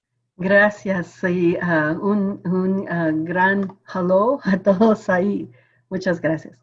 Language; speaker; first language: Spanish; non-native, fluent; English